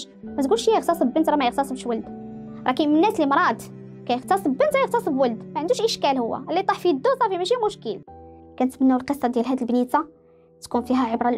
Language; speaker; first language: Arabic; native; Arabic